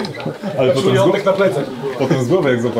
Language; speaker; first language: Polish; native; Polish